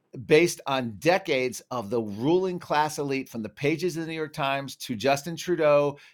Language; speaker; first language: English; native; English